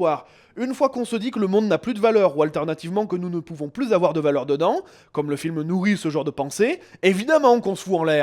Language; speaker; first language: French; native; French